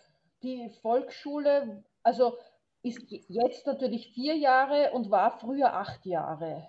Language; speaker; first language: German; non-native, learner; English